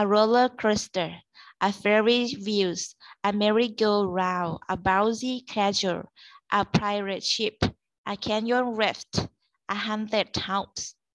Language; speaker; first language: English; non-native, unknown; Thai